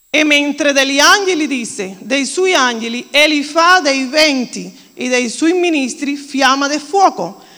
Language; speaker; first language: Italian; non-native, fluent; Spanish